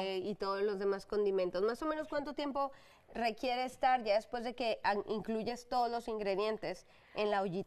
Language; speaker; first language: Spanish; native; Spanish